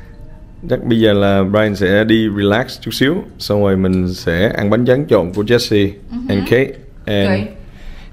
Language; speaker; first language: Vietnamese; early bilingual, heritage; Vietnamese